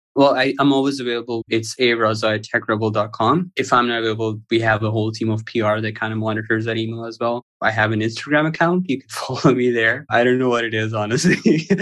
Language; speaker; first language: English; non-native, local second language; Urdu